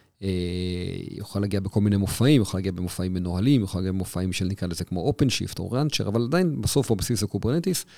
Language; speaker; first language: Hebrew; native; Hebrew